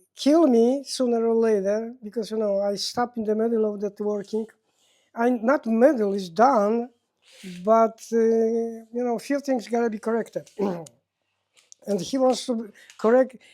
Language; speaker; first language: English; non-native, learner; Polish